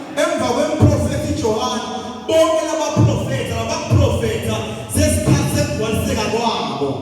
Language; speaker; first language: Zulu; non-native, local second language; Swati